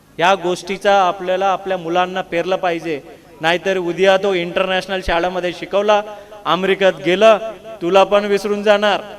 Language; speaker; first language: Marathi; non-native, local second language; Kannada